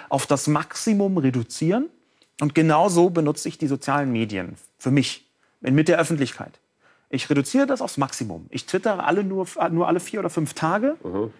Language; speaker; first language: German; native; German